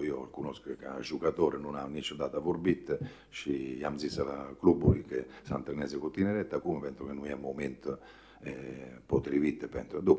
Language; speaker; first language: Romanian; non-native, fluent; Italian